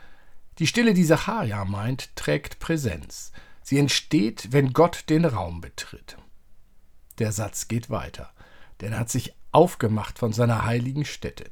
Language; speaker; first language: German; native; German